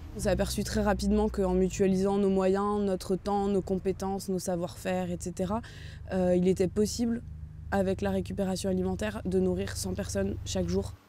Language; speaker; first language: French; native; French